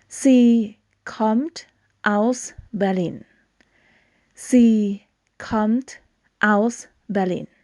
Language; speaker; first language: German; non-native, fluent; Thai